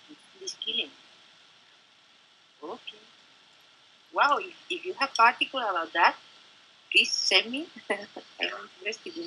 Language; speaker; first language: English; non-native, learner; Spanish